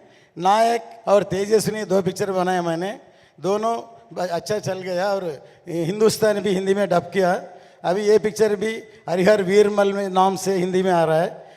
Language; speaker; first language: Hindi; non-native, local second language; Tamil